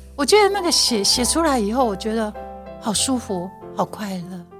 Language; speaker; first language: Chinese; non-native, local second language; Min Nan Chinese